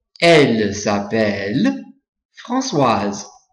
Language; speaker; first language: French; non-native, fluent; English